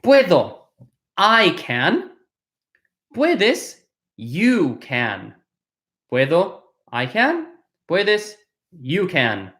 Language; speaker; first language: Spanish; non-native, fluent; English